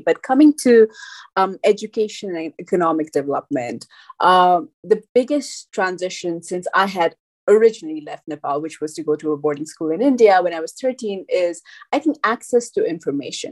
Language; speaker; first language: English; non-native, local second language; Nepali